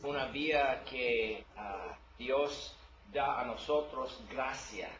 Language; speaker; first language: Spanish; non-native, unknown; English